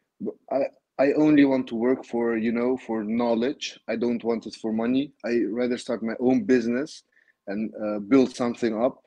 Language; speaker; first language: English; non-native, fluent; Dutch